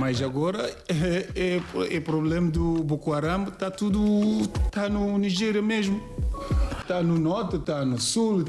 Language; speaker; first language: Portuguese; non-native, learner; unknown